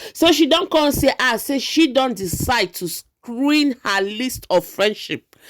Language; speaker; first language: Nigerian Pidgin; native; Nigerian Pidgin